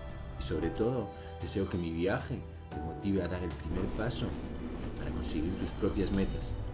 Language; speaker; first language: Spanish; native; Spanish